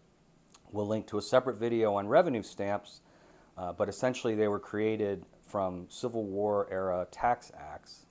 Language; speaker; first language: English; native; English